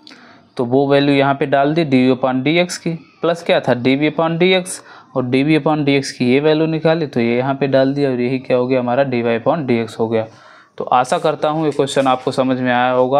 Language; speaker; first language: Hindi; native; Hindi